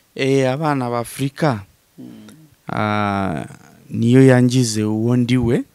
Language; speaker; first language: Kinyarwanda; early bilingual, heritage; Kinyarwanda